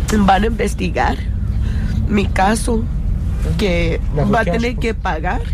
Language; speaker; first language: Spanish; native; Spanish